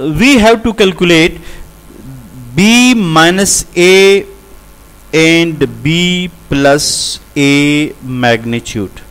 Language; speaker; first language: English; non-native, local second language; Urdu